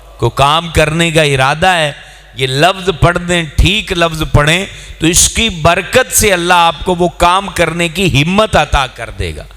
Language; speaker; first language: Urdu; non-native, local second language; Punjabi